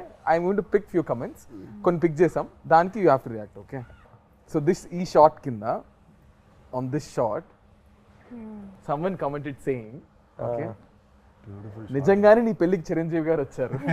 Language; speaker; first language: Telugu; native; Telugu